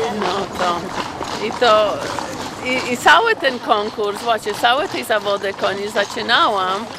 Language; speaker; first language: Polish; non-native, learner; English